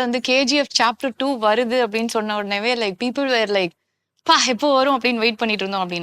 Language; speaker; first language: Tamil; native; Tamil